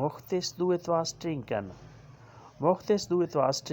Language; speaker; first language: German; non-native, fluent; Urdu